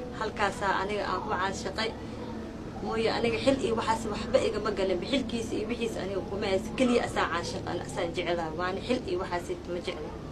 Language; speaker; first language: Somali; early bilingual, heritage; Somali